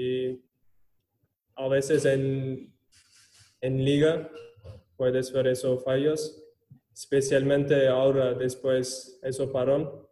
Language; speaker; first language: Spanish; non-native, learner; Turkish